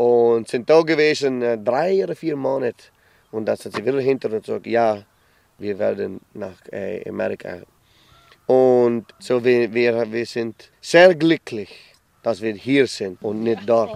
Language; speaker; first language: German; early bilingual, heritage; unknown